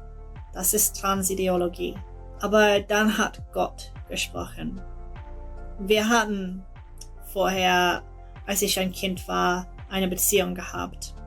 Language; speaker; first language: German; non-native, learner; English